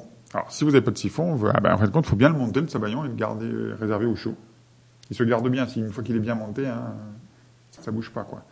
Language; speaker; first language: French; native; French